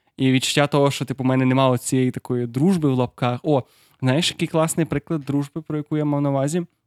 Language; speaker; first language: Ukrainian; non-native, local second language; Russian